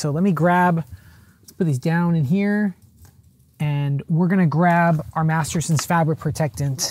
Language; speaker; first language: English; native; English